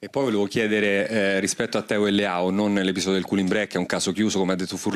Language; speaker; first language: Italian; native; Italian